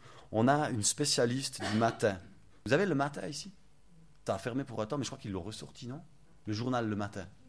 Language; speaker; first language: French; native; French